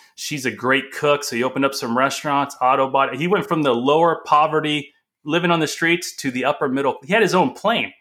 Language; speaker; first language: English; early bilingual, other home language; Portuguese